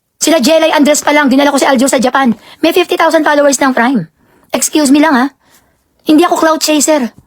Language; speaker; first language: Filipino; native; Filipino